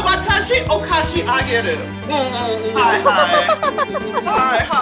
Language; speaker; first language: Japanese; non-native, learner; English